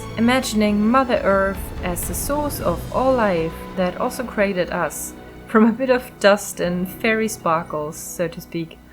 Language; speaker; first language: English; non-native, fluent; German